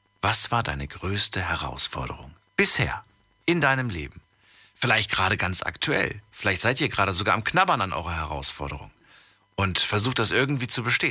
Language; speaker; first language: German; native; German